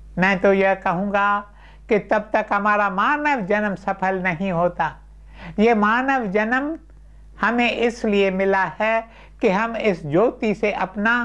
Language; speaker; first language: Urdu; non-native, local second language; Sindhi